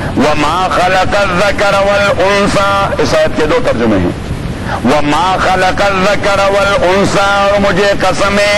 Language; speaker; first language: Urdu; non-native, local second language; Pashto